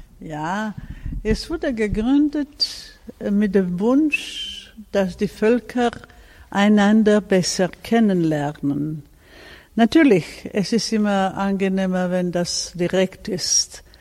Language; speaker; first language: German; non-native, fluent; Serbian